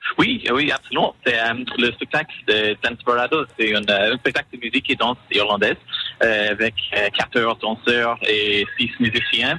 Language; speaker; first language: French; non-native, learner; English